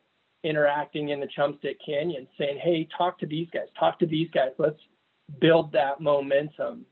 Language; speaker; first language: English; native; English